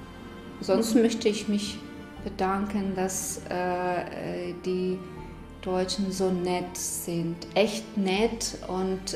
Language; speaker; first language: German; non-native, fluent; Ukrainian